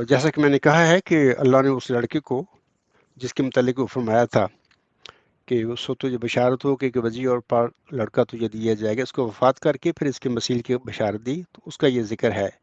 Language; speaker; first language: Urdu; non-native, local second language; Punjabi